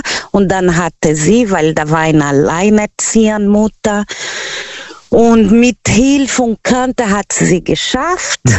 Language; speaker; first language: German; non-native, learner; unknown